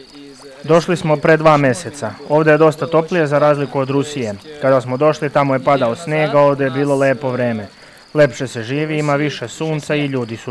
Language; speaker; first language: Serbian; non-native, learner; Russian